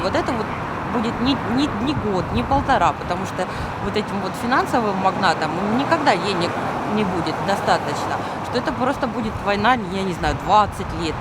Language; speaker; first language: Russian; native; Russian